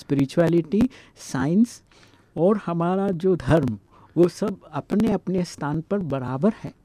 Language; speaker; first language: Hindi; native; Hindi